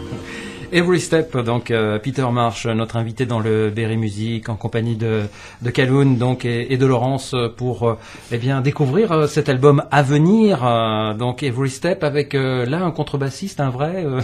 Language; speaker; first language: French; native; French